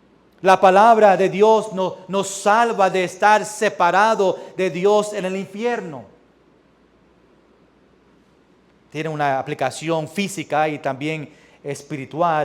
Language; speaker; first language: Spanish; early bilingual, heritage; English